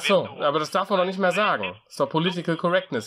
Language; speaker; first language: German; native; German